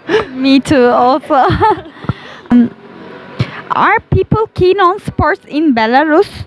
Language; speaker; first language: English; non-native, learner; Turkish